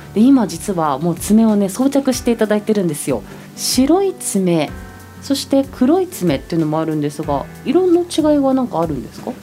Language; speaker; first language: Japanese; native; Japanese